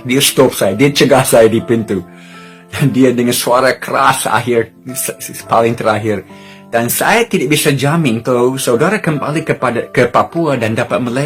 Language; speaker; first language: Indonesian; non-native, fluent; English